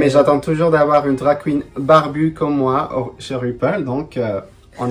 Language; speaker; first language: French; non-native, fluent; Spanish